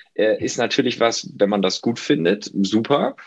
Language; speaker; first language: German; native; German